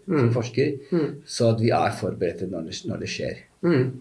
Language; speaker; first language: Norwegian; non-native, fluent; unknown